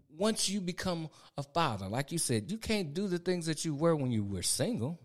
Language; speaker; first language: English; native; English